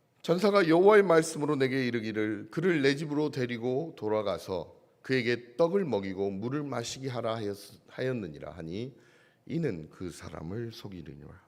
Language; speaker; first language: Korean; native; Korean